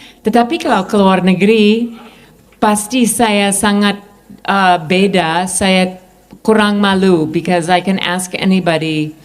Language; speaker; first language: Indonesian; non-native, fluent; English